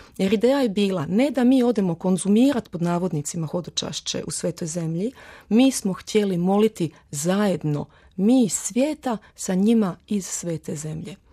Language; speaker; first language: Croatian; early bilingual, heritage; Croatian